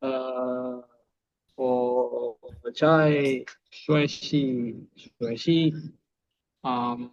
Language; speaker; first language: Chinese; non-native, learner; Indonesian